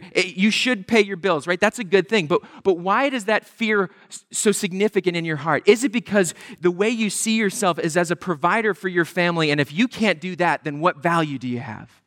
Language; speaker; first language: English; native; English